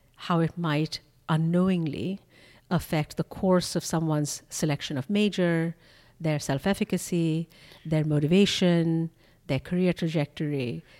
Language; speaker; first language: English; non-native, local second language; Bangla